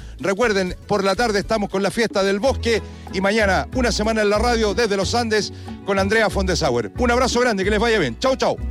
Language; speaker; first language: Spanish; native; Spanish